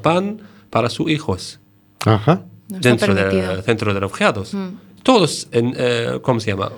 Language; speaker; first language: Spanish; non-native, learner; Arabic